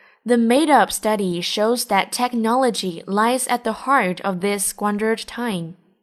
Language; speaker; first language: English; non-native, fluent; Chinese